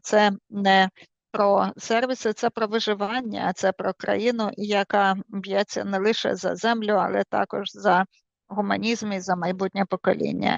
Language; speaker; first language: Ukrainian; native; Ukrainian